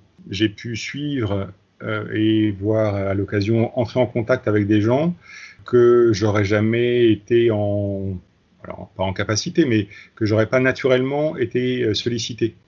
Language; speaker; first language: French; native; French